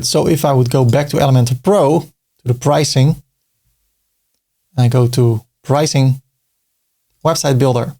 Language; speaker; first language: English; non-native, fluent; Dutch